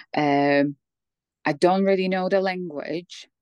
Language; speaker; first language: English; non-native, fluent; Polish